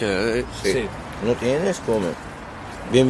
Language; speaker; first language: Spanish; non-native, learner; Arabic